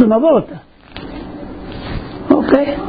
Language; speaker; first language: Italian; early bilingual, heritage; Italian